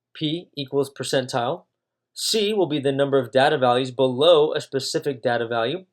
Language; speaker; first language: English; native; English